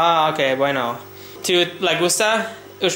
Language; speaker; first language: Spanish; non-native, learner; English